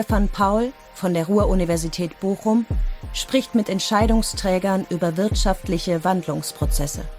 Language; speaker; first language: German; native; German